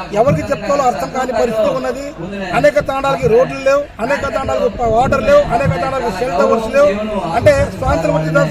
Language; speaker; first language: Telugu; non-native, local second language; Lambadi